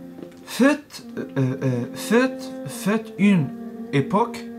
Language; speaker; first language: French; non-native, learner; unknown